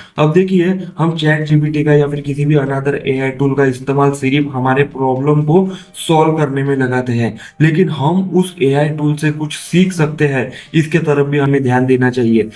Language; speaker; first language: Hindi; non-native, local second language; Marathi